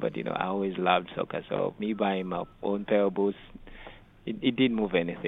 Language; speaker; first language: English; non-native, local second language; Ganda